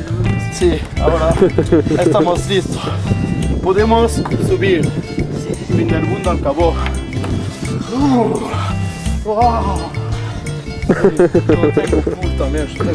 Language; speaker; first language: Spanish; non-native, learner; French